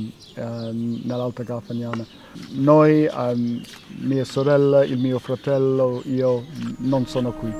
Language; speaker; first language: Italian; non-native, fluent; English